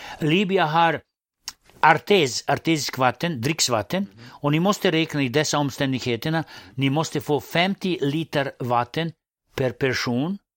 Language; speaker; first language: Swedish; non-native, fluent; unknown